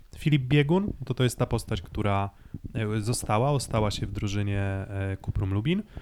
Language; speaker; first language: Polish; native; Polish